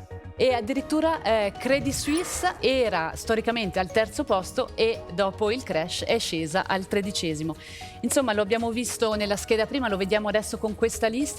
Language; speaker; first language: Italian; native; Italian